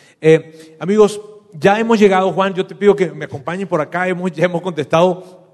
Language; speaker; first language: Spanish; native; Spanish